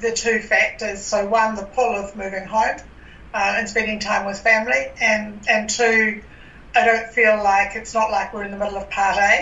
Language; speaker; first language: English; native; English